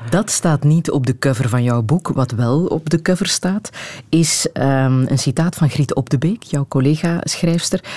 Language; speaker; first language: Dutch; native; Dutch